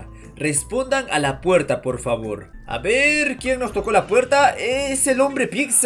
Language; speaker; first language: Spanish; native; Spanish